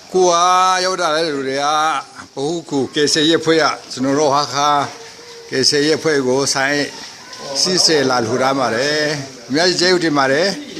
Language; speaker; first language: Burmese; non-native, local second language; Hakha Chin